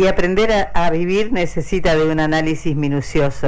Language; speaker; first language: Spanish; native; Spanish